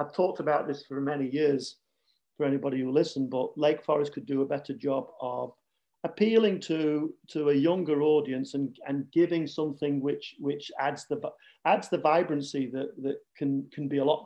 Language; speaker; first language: English; native; English